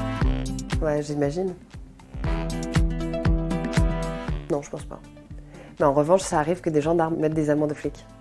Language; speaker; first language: French; native; French